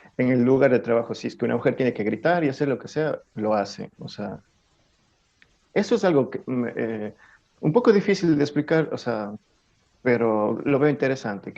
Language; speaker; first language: Spanish; native; Spanish